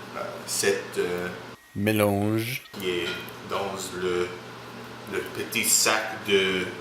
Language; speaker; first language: French; non-native, learner; English